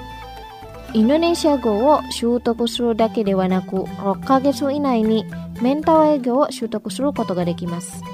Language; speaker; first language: Japanese; non-native, fluent; Indonesian